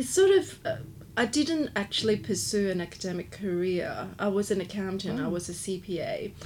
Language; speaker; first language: English; non-native, local second language; Cantonese